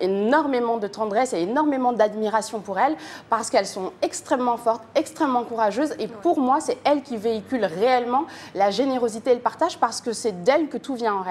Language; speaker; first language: French; native; French